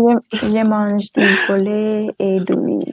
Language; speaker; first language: French; non-native, learner; English